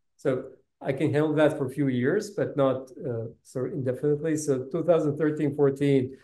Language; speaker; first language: English; non-native, fluent; Bosnian